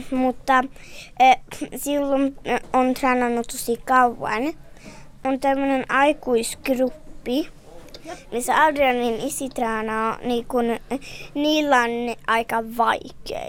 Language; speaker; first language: Finnish; early bilingual, heritage; Finnish